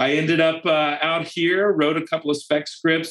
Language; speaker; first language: English; native; English